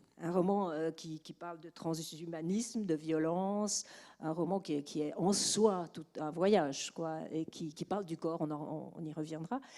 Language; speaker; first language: French; native; French